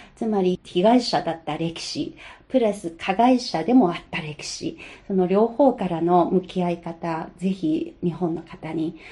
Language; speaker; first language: Japanese; non-native, fluent; Chinese